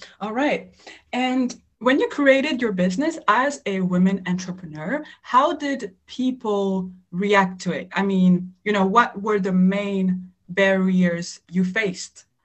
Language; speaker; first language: English; non-native, fluent; French